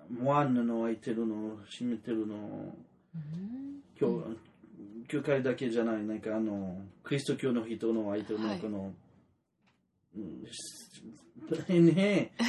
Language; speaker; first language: Japanese; non-native, learner; French